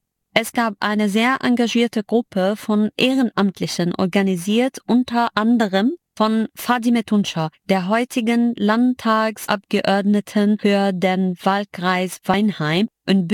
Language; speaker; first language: German; non-native, fluent; Arabic